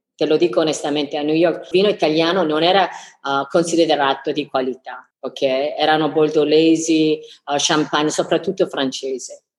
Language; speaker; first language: Italian; non-native, fluent; English